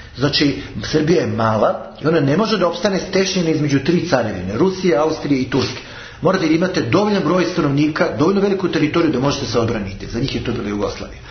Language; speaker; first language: Serbian; native; Serbian